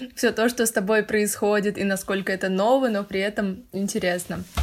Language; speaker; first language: Russian; native; Russian